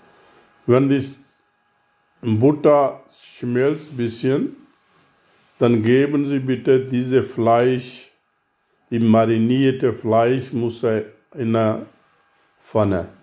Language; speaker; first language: German; non-native, learner; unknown